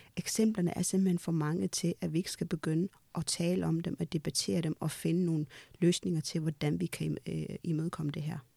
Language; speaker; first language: Danish; early bilingual, other home language; Amharic